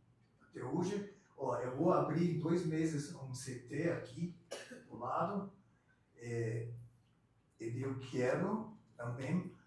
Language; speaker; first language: Portuguese; non-native, fluent; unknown